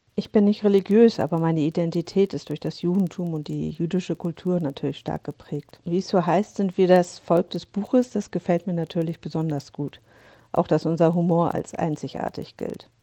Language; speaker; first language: German; native; German